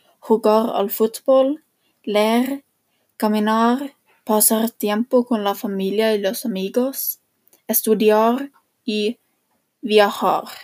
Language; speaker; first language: Spanish; non-native, learner; Norwegian